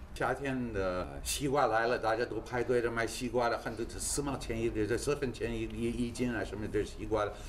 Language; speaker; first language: Chinese; non-native, fluent; English